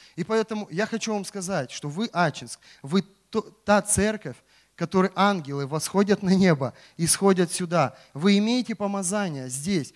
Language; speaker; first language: Russian; native; Russian